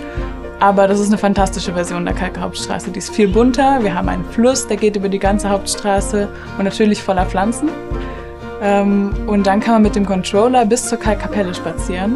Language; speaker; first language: German; native; German